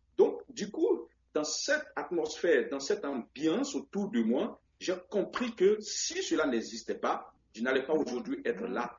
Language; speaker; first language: French; non-native, local second language; Baoulé